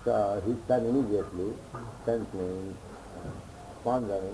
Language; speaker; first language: English; non-native, local second language; Hindi